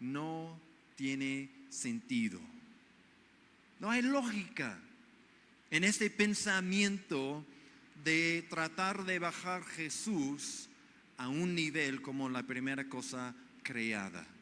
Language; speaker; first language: Spanish; non-native, fluent; English